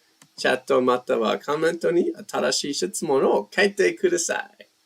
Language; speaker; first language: Japanese; non-native, learner; English